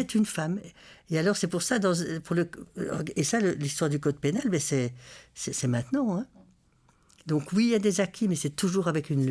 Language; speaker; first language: French; native; French